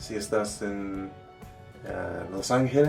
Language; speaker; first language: Spanish; non-native, learner; English